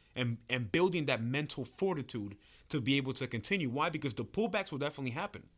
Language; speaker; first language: English; early bilingual, other home language; Spanish